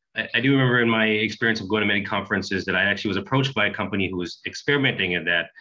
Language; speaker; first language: English; native; English